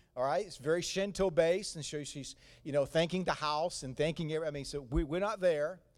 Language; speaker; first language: English; native; English